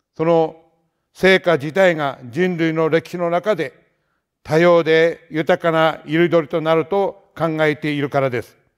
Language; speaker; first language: Japanese; native; Japanese